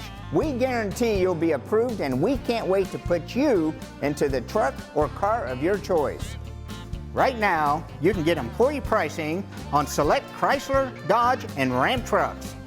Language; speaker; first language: English; native; English